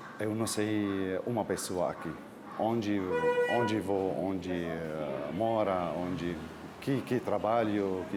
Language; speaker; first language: Portuguese; non-native, learner; Arabic